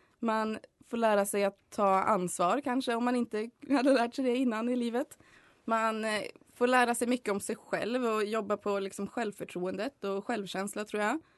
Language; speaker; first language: Swedish; native; Swedish